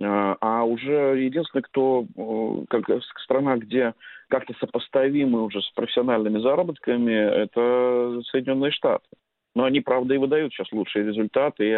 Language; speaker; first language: Russian; native; Russian